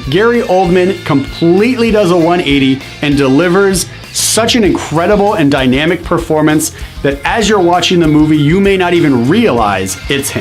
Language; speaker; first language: English; native; English